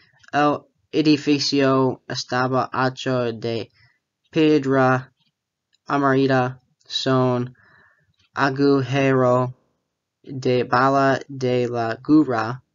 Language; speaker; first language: Spanish; non-native, learner; English